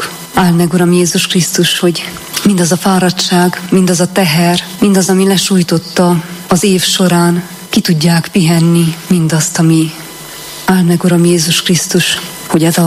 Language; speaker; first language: Hungarian; non-native, local second language; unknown